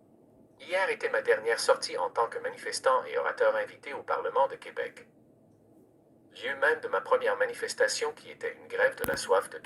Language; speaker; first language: French; native; French